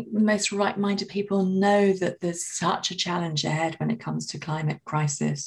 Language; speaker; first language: English; native; English